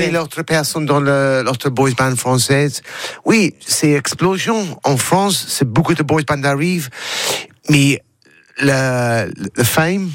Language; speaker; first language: French; non-native, learner; English